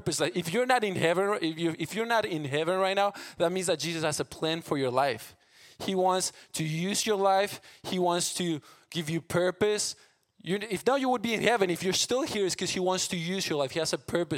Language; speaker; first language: English; non-native, fluent; Spanish